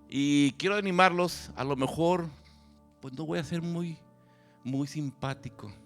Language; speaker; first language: Spanish; native; Spanish